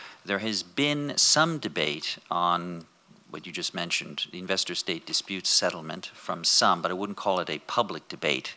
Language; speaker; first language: English; native; English